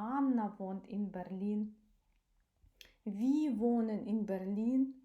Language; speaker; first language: German; non-native, fluent; Ukrainian